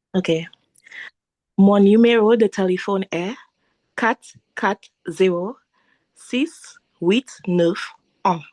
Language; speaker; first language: French; non-native, learner; English